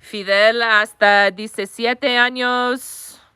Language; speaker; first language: Spanish; non-native, learner; English